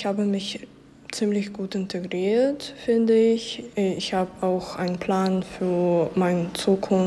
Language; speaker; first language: German; non-native, fluent; Ukrainian